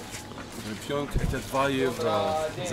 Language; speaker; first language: Russian; non-native, learner; Arabic